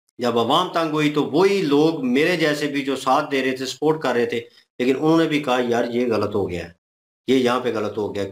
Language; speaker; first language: Urdu; non-native, local second language; Punjabi